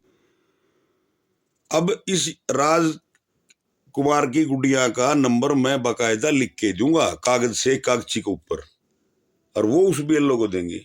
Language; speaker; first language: Hindi; native; Hindi